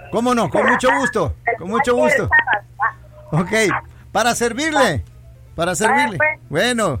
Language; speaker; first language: Spanish; native; Spanish